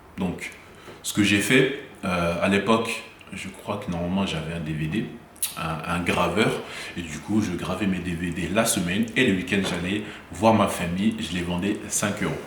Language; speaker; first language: French; early bilingual, other home language; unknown